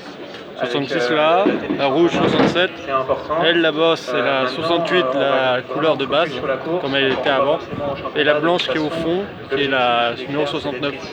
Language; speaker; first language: French; native; French